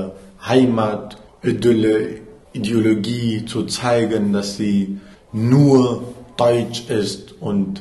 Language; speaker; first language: German; non-native, fluent; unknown